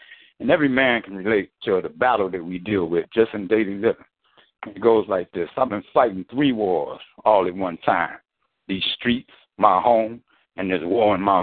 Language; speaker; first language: English; native; English